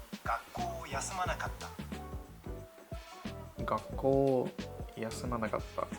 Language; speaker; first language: Japanese; non-native, learner; English